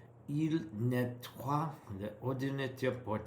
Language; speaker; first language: French; non-native, learner; English